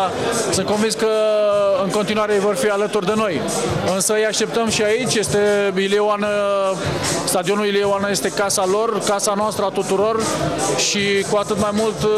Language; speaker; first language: Romanian; native; Romanian